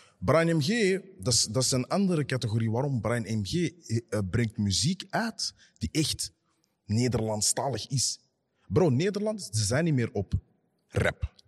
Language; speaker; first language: Dutch; early bilingual, other home language; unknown